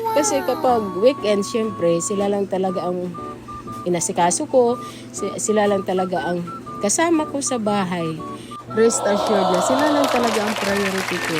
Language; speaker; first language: Filipino; non-native, local second language; Cebuano